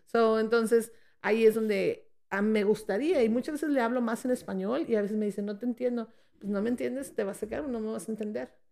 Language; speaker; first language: Spanish; early bilingual, heritage; Spanish